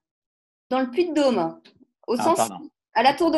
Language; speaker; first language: French; native; French